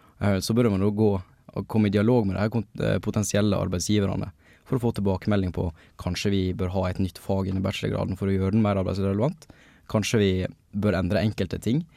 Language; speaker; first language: Norwegian; native; Norwegian